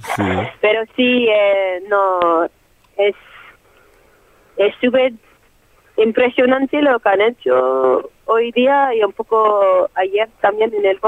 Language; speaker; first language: Spanish; non-native, fluent; French